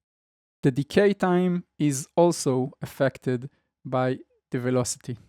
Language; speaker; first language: English; non-native, fluent; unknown